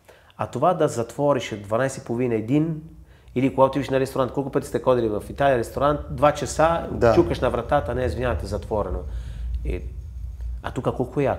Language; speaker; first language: Bulgarian; non-native, fluent; Italian